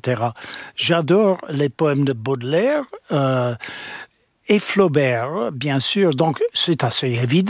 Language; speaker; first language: French; non-native, fluent; English